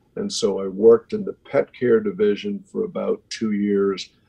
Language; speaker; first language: English; native; English